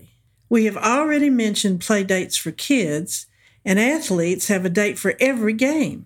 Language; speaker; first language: English; native; English